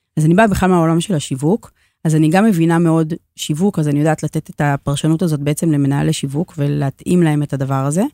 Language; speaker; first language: Hebrew; native; Hebrew